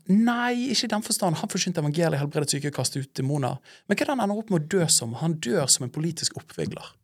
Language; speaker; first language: Norwegian; native; Norwegian